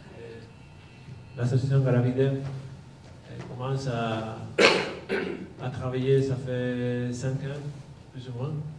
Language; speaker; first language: French; non-native, fluent; Basque